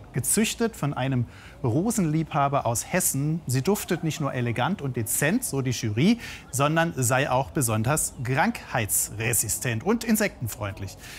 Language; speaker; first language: German; native; German